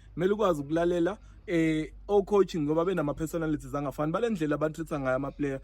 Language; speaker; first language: Zulu; native; Zulu